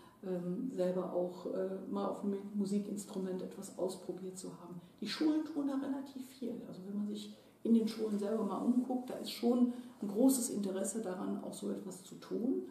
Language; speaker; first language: German; native; German